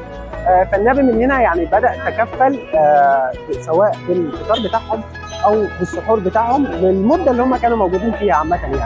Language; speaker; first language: Arabic; native; Arabic